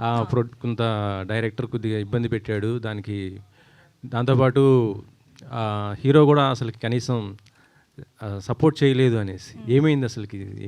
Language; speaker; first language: Telugu; native; Telugu